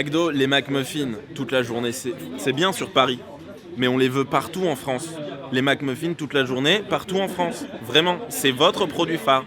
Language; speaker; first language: French; native; French